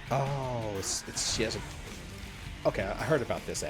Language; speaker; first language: English; native; English